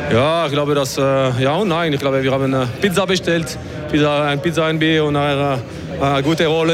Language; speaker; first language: German; non-native, fluent; French